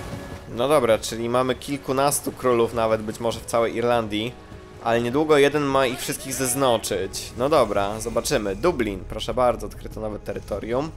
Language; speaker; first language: Polish; native; Polish